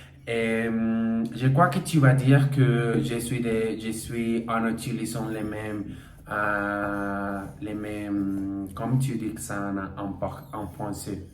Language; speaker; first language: French; non-native, learner; Portuguese